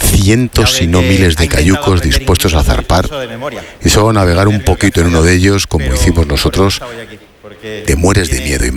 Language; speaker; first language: Spanish; native; Spanish